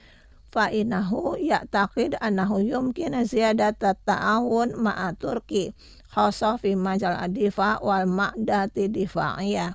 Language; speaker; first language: Arabic; non-native, fluent; Indonesian